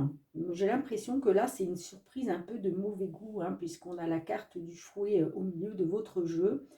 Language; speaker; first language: French; native; French